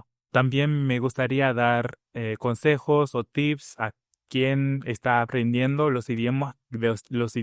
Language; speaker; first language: Spanish; non-native, fluent; English